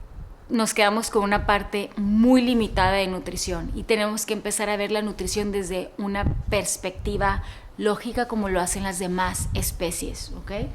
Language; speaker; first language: Spanish; native; Spanish